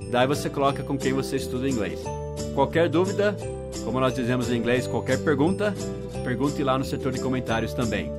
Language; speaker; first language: Portuguese; non-native, fluent; English